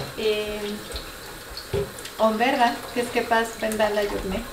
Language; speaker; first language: French; non-native, learner; Spanish